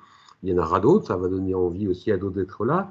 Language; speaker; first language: French; native; French